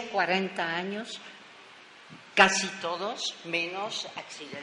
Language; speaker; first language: Spanish; non-native, fluent; French